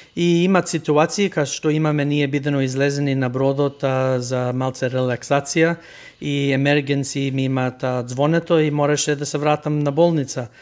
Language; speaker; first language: Macedonian; early bilingual, heritage; Macedonian